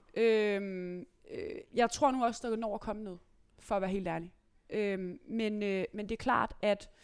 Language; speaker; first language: Danish; native; Danish